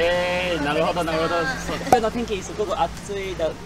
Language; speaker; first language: Japanese; non-native, learner; Malay